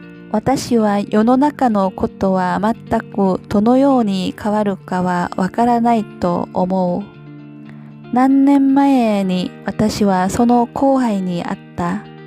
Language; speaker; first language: Japanese; non-native, learner; Korean